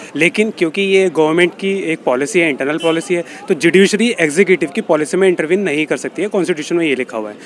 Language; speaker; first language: Hindi; native; Hindi